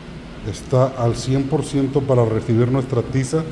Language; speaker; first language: Spanish; native; Spanish